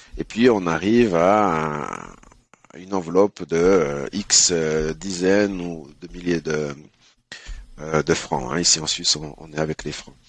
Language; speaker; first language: French; early bilingual, other home language; Haitian Creole